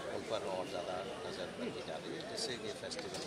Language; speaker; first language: Hindi; non-native, local second language; Bangla